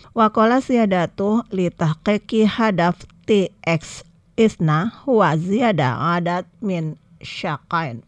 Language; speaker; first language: Arabic; non-native, fluent; Indonesian